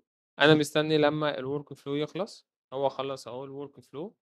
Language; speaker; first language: Arabic; native; Arabic